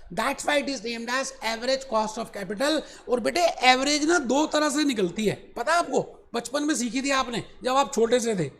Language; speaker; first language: Hindi; native; Hindi